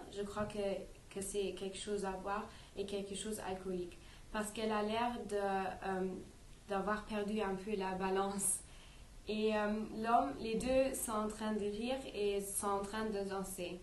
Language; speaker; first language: French; non-native, learner; English